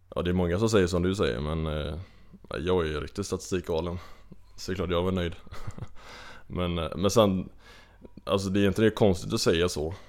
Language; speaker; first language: Swedish; native; Swedish